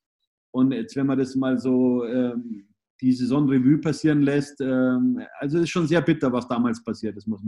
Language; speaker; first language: German; native; German